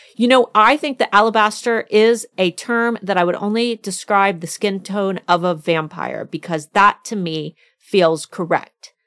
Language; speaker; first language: English; native; English